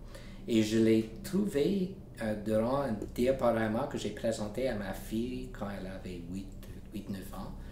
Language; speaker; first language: French; non-native, local second language; English